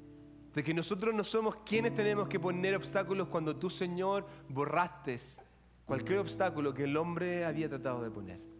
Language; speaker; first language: Spanish; native; Spanish